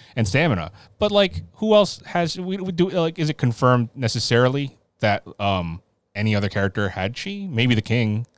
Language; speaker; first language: English; early bilingual, other home language; Filipino